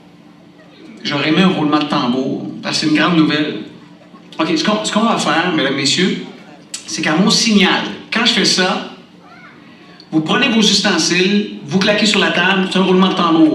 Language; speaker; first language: French; native; French